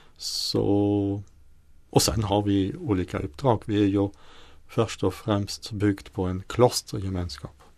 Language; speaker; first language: Swedish; non-native, fluent; French